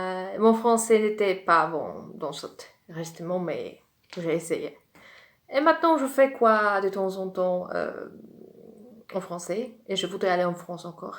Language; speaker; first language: French; non-native, fluent; Polish